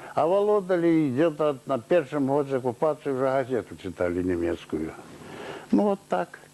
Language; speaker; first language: Russian; non-native, local second language; Belarusian